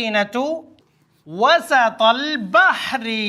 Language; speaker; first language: Arabic; non-native, fluent; Urdu